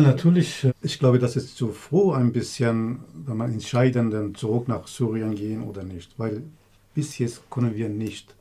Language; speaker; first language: German; non-native, learner; Kurdish